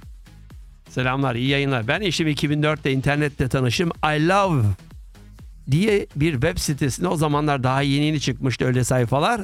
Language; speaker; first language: Turkish; native; Turkish